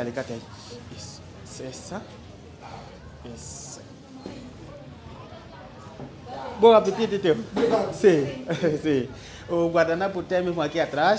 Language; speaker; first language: Portuguese; non-native, fluent; Vietnamese